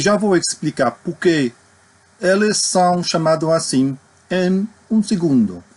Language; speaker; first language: Portuguese; non-native, fluent; English